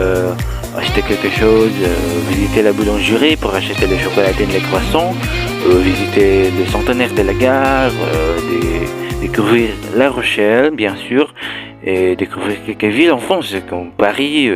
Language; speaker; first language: French; non-native, learner; Indonesian